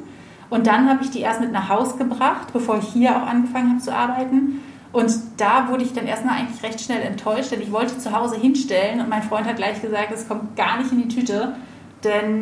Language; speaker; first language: German; native; German